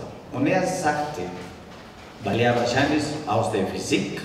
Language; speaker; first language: German; non-native, fluent; Spanish